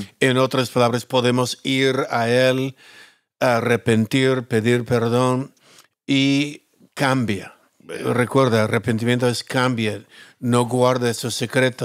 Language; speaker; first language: Spanish; non-native, fluent; English